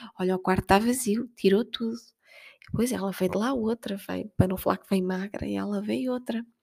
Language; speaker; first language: Portuguese; native; Portuguese